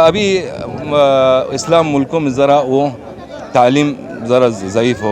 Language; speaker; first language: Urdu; non-native, learner; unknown